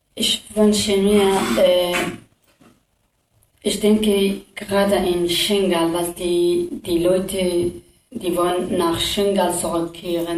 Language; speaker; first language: German; non-native, learner; Kurdish